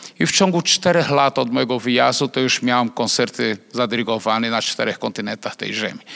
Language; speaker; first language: Polish; non-native, fluent; Portuguese